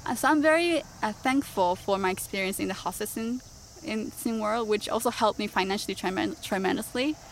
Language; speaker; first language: English; non-native, fluent; Japanese